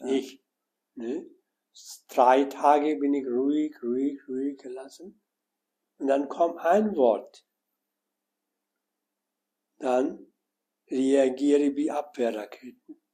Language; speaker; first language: German; non-native, learner; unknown